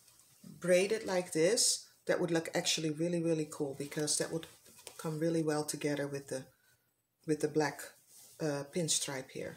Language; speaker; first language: English; non-native, fluent; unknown